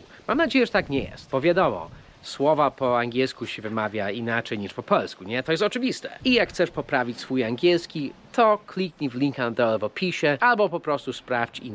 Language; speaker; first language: Polish; non-native, fluent; English